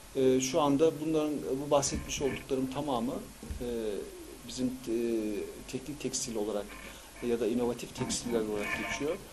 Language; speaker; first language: Turkish; early bilingual, heritage; Turkish